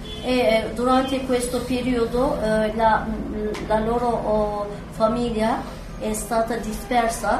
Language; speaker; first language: Italian; non-native, learner; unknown